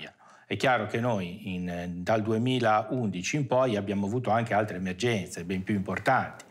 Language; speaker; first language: Italian; native; Italian